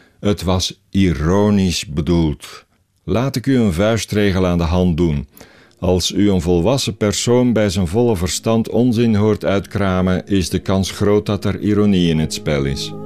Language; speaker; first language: Dutch; native; Dutch